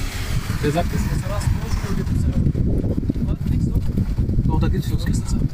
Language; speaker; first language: German; non-native, fluent; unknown